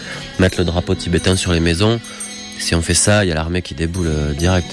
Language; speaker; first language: French; native; French